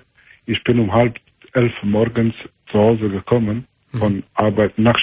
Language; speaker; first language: German; early bilingual, other home language; Albanian